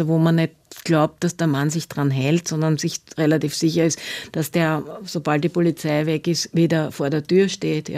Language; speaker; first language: German; native; German